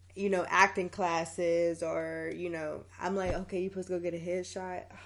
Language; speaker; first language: English; native; English